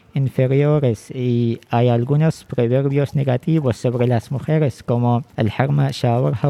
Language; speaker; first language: Spanish; non-native, fluent; Arabic